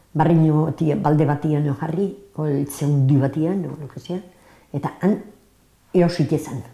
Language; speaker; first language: Basque; native; Basque